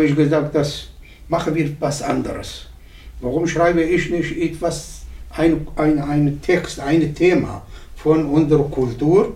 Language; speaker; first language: German; non-native, learner; Arabic